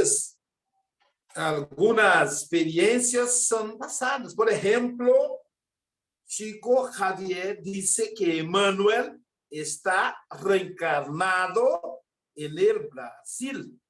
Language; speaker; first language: Spanish; non-native, learner; Portuguese